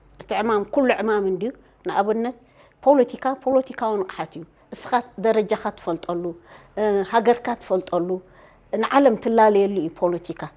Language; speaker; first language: Tigrinya; native; Tigrinya